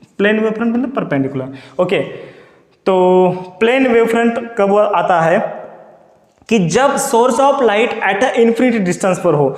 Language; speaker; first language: Hindi; non-native, local second language; Marathi